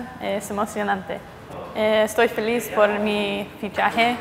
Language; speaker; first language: Spanish; non-native, fluent; English